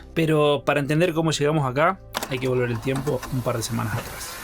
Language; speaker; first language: Spanish; native; Spanish